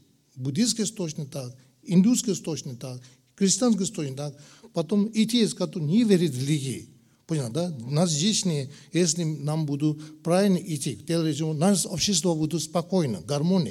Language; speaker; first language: Russian; non-native, learner; Tibetan